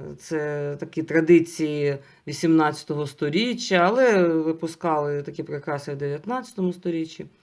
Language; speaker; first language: Ukrainian; non-native, local second language; Russian